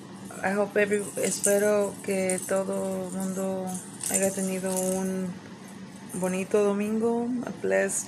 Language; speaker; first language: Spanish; early bilingual, heritage; Spanish